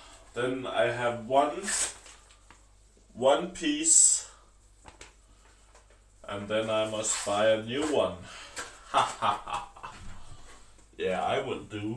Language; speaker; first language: English; non-native, learner; Danish